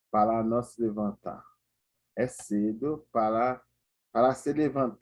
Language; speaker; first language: Portuguese; non-native, learner; Haitian Creole